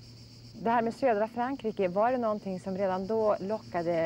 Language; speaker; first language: Swedish; native; Swedish